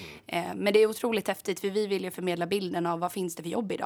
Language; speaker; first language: Swedish; native; Swedish